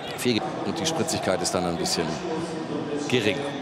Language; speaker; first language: German; native; German